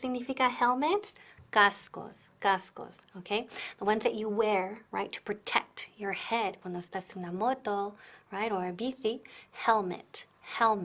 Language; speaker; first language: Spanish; non-native, fluent; English